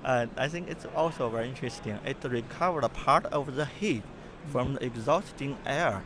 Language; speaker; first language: English; non-native, fluent; Chinese